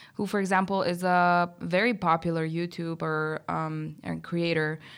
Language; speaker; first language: English; non-native, fluent; Bulgarian